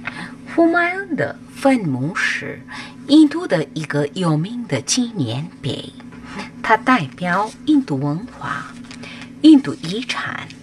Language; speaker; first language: Chinese; non-native, fluent; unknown